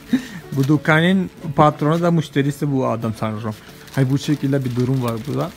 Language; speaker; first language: Turkish; non-native, fluent; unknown